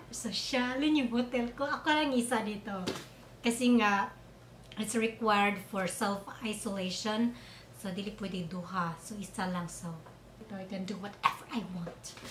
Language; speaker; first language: Filipino; non-native, local second language; Cebuano